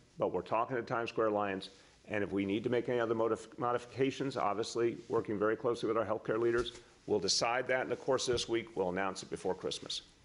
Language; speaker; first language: English; native; English